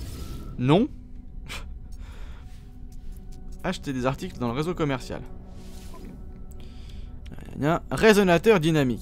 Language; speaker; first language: French; native; French